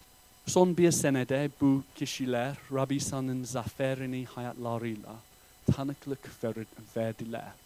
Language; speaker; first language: Turkish; non-native, fluent; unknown